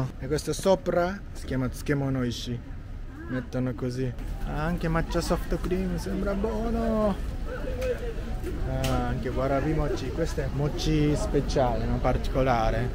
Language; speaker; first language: Italian; non-native, learner; Japanese